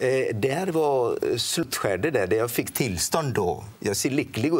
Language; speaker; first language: Swedish; non-native, fluent; Odia